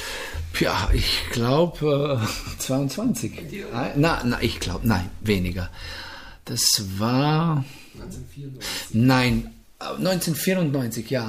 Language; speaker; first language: German; non-native, fluent; Slovenian